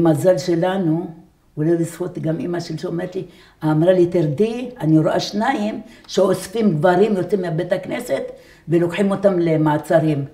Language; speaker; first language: Hebrew; non-native, fluent; Arabic